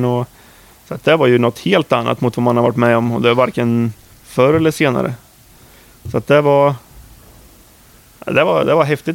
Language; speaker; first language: Swedish; native; Swedish